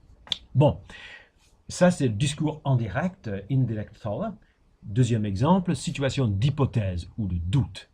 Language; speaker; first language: French; non-native, fluent; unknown